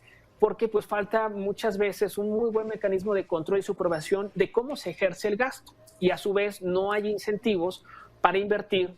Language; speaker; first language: Spanish; native; Spanish